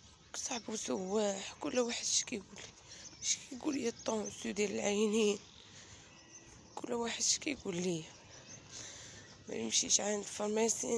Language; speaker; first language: Arabic; native; Arabic